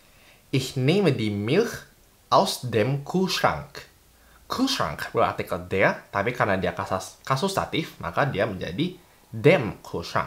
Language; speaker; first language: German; non-native, fluent; Indonesian